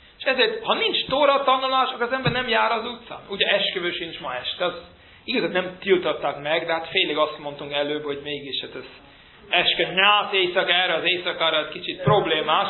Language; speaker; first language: Hungarian; early bilingual, heritage; Hungarian